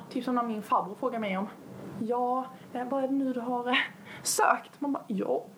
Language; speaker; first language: Swedish; native; Swedish